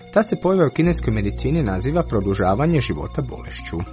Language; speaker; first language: Croatian; native; Croatian